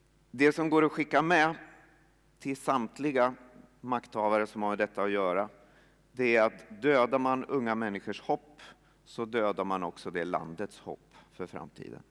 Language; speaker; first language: Swedish; native; Swedish